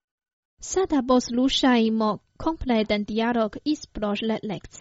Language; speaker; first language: Croatian; non-native, fluent; Chinese